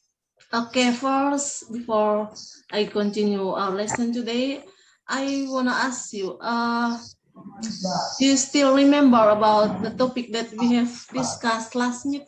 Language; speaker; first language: English; non-native, learner; Indonesian